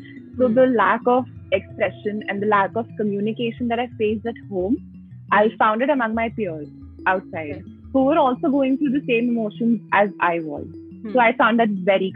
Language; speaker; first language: English; non-native, local second language; Hindi